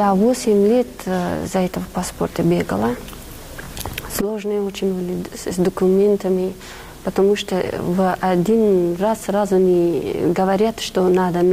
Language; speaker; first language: Russian; non-native, fluent; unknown